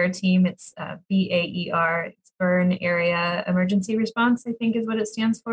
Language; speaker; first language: English; native; English